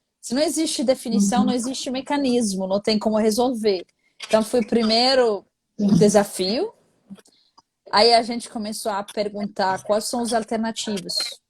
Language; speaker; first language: Portuguese; non-native, fluent; Arabic